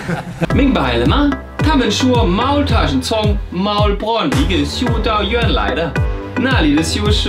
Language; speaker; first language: Chinese; non-native, fluent; German